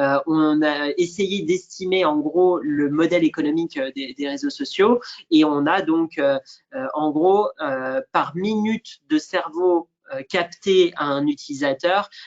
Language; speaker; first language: French; native; French